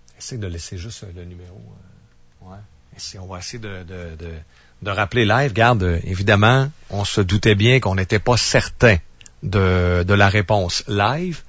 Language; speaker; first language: French; native; French